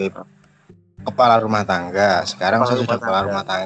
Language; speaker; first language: Indonesian; native; Indonesian